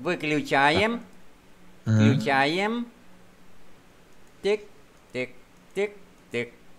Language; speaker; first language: Russian; non-native, fluent; Vietnamese